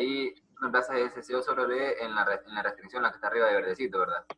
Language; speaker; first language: Spanish; native; Spanish